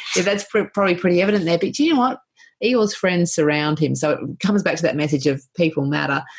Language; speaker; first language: English; native; English